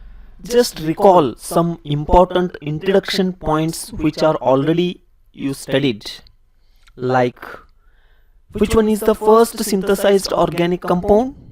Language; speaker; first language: English; non-native, local second language; Kannada